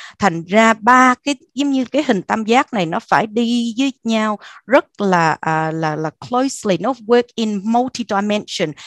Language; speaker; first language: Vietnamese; early bilingual, heritage; Vietnamese